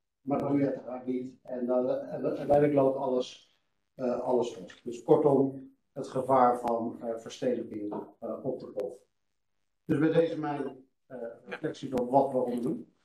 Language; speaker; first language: Dutch; non-native, fluent; English